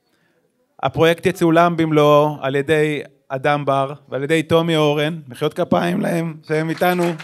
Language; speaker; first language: Hebrew; native; Hebrew